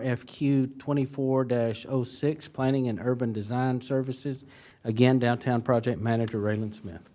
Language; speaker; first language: English; native; English